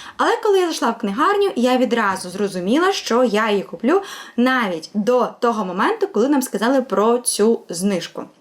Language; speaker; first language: Ukrainian; non-native, local second language; Russian